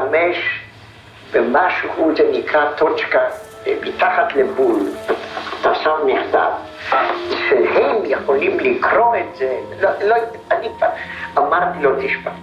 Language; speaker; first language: Hebrew; non-native, fluent; Polish